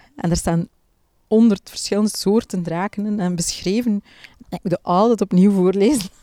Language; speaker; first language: Dutch; native; Dutch